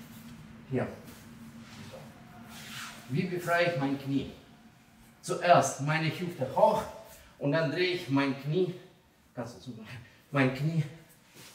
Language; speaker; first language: German; non-native, fluent; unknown